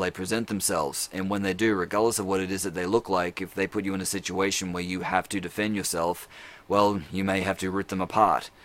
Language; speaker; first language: English; native; English